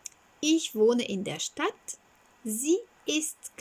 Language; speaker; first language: German; non-native, fluent; French